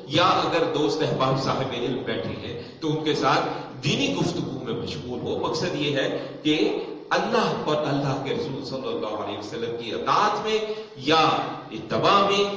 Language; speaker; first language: Urdu; non-native, local second language; Punjabi